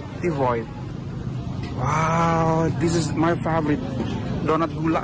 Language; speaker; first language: English; non-native, learner; Malay